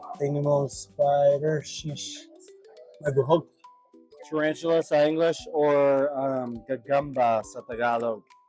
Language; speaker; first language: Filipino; non-native, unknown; English